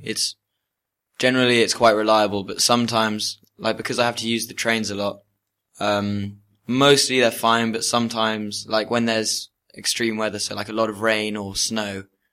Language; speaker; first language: English; native; English